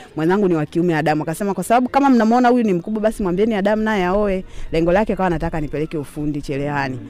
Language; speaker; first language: Swahili; native; Swahili